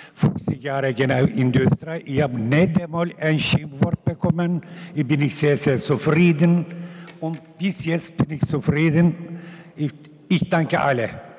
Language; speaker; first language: German; non-native, learner; Turkish